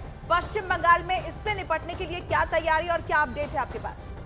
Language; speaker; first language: Hindi; native; Hindi